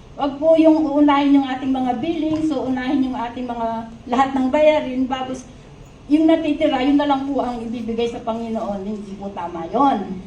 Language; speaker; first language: Filipino; native; Filipino